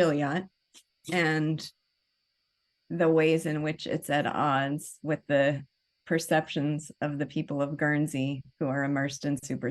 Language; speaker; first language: English; native; English